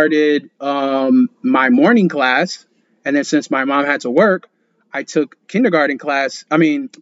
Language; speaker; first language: English; early bilingual, other home language; Spanish